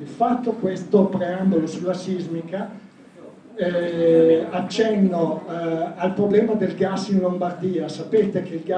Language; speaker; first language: Italian; native; Italian